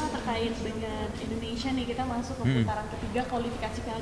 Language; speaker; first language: Indonesian; native; Indonesian